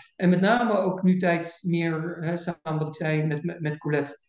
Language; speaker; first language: Dutch; native; Dutch